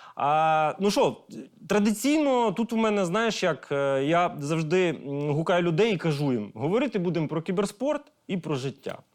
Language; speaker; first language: Ukrainian; non-native, local second language; Russian